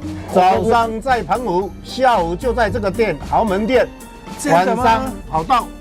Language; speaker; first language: Chinese; native; Chinese